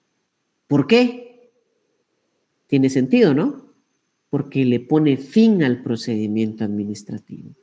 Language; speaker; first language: Spanish; native; Spanish